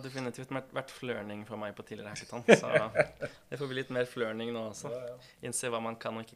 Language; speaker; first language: Norwegian; native; Norwegian